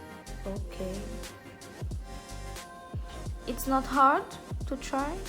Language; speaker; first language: English; non-native, learner; Haitian Creole